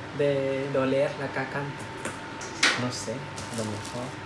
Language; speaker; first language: Spanish; non-native, learner; Thai